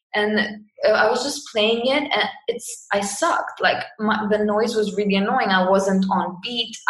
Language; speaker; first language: English; non-native, fluent; Greek